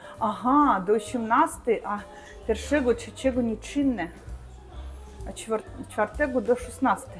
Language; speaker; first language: Polish; non-native, learner; Russian